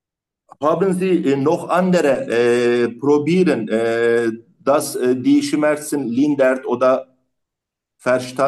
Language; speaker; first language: German; non-native, learner; Turkish